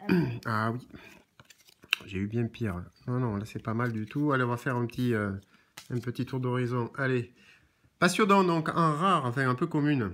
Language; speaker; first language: French; native; French